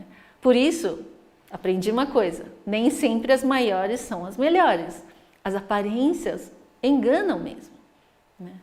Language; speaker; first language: Portuguese; native; Portuguese